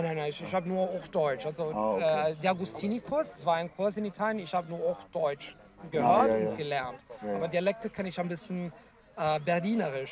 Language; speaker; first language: German; non-native, fluent; Italian